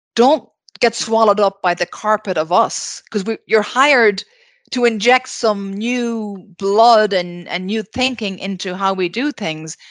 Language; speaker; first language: English; native; English